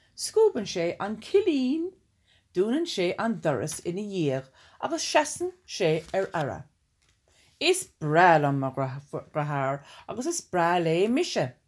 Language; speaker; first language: Irish; non-native, local second language; English